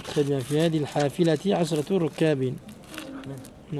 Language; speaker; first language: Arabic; early bilingual, heritage; Arabic